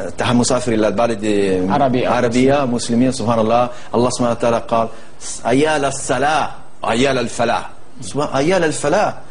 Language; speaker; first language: Arabic; non-native, learner; Italian